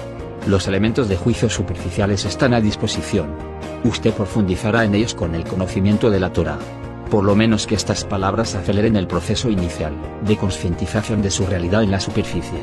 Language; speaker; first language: Spanish; native; Spanish